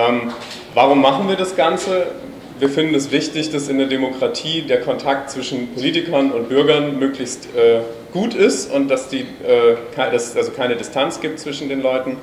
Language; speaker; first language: German; native; German